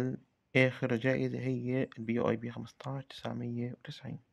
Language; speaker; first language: Arabic; native; Arabic